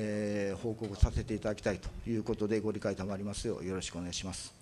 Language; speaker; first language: Japanese; native; Japanese